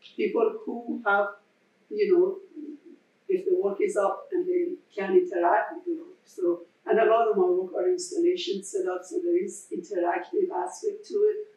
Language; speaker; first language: English; non-native, fluent; Persian